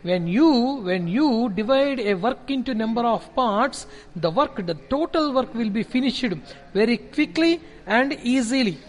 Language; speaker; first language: English; non-native, local second language; Telugu